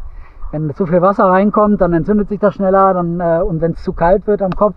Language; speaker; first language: German; native; German